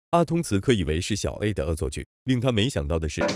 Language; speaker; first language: Chinese; native; Chinese